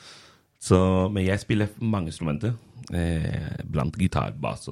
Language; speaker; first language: Swedish; non-native, fluent; Spanish